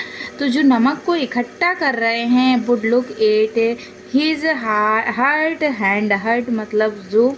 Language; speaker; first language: Hindi; native; Hindi